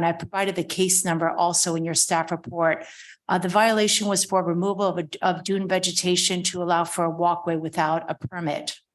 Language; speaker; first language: English; native; English